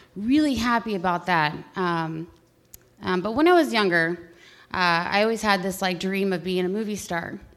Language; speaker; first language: English; native; English